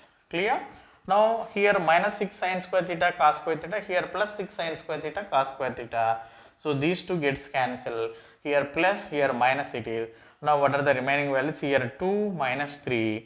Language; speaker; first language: English; non-native, local second language; Telugu